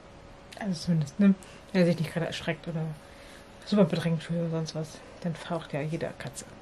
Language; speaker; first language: German; native; German